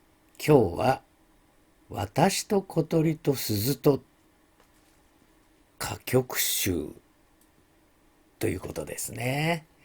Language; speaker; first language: Japanese; native; Japanese